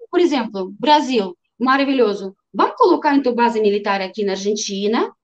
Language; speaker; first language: Portuguese; non-native, fluent; Russian